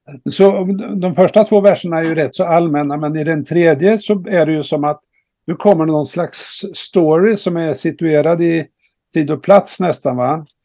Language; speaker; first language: Swedish; native; Swedish